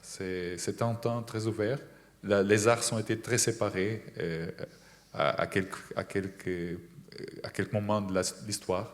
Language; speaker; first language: French; non-native, fluent; Portuguese